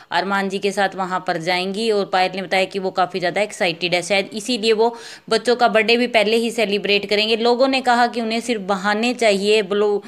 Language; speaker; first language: Hindi; native; Hindi